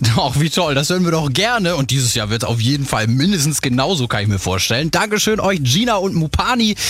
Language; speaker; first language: German; native; German